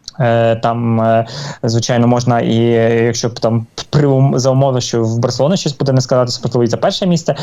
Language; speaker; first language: Ukrainian; native; Ukrainian